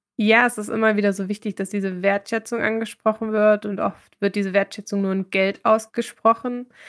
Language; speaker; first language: German; native; German